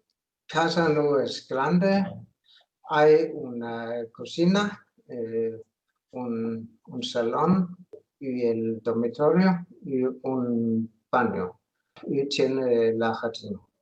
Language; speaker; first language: Spanish; non-native, learner; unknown